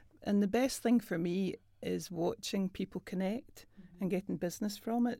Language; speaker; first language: English; native; English